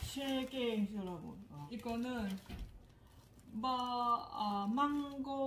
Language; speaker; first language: Korean; non-native, learner; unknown